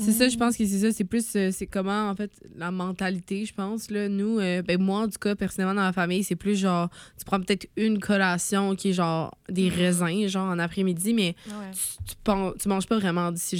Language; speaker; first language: French; native; French